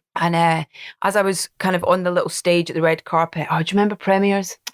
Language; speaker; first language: English; native; English